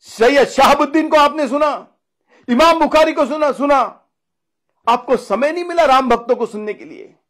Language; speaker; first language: Hindi; non-native, local second language; Marathi